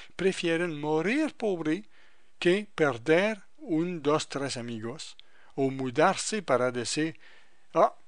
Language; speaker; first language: Spanish; non-native, fluent; French